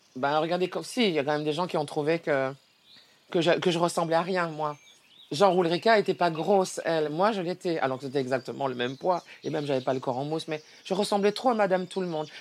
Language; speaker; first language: French; native; French